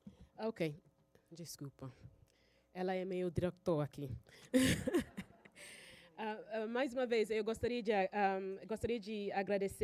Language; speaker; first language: Portuguese; non-native, fluent; English